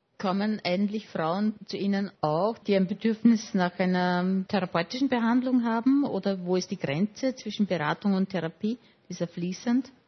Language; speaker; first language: German; native; German